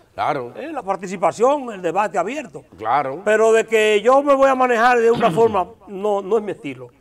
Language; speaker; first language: Spanish; native; Spanish